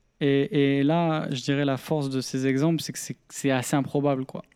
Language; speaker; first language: French; native; French